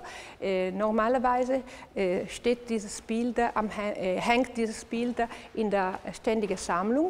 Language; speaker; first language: German; non-native, local second language; Italian